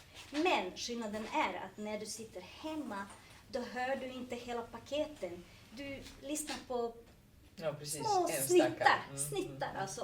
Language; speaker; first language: Swedish; non-native, fluent; Serbian